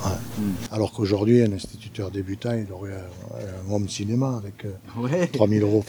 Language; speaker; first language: French; native; French